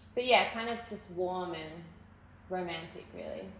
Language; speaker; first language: English; native; English